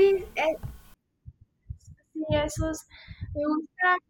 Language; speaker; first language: Spanish; early bilingual, heritage; Spanish